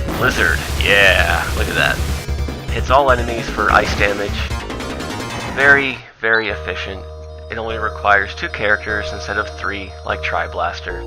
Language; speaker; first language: English; native; English